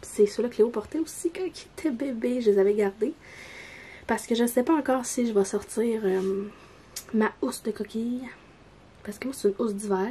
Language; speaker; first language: French; native; French